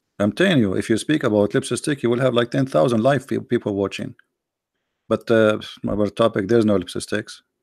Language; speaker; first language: English; non-native, fluent; Arabic